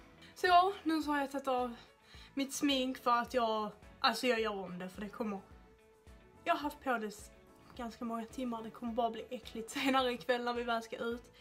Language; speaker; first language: Swedish; native; Swedish